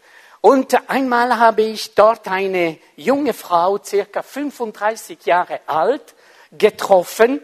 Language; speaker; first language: German; non-native, fluent; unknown